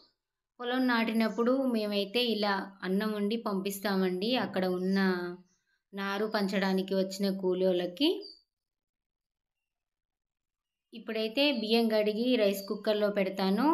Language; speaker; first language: Telugu; native; Telugu